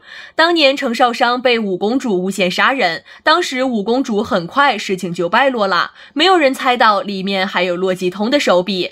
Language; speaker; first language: Chinese; native; Chinese